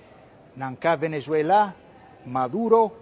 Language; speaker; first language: Haitian Creole; non-native, fluent; English